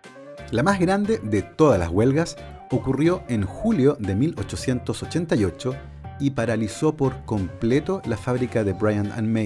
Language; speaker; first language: Spanish; native; Spanish